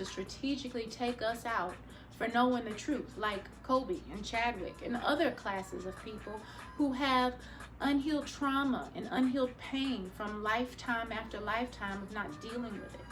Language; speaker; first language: English; native; English